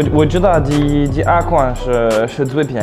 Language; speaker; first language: Chinese; non-native, learner; French